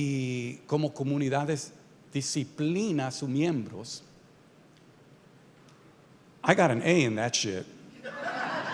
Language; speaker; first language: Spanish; early bilingual, heritage; Spanish